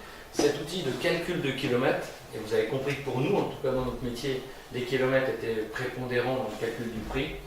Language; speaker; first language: French; native; French